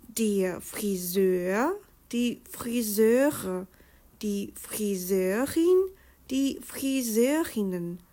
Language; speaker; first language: German; non-native, fluent; Chinese